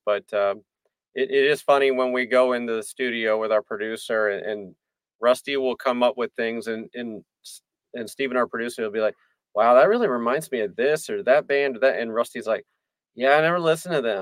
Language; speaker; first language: English; native; English